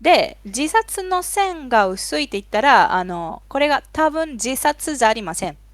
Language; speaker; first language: Japanese; non-native, fluent; Spanish